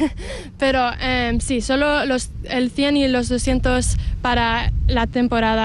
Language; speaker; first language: Spanish; early bilingual, heritage; Spanish